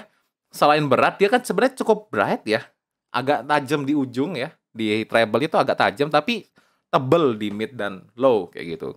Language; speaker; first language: Indonesian; native; Indonesian